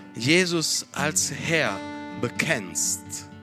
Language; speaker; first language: German; non-native, fluent; Italian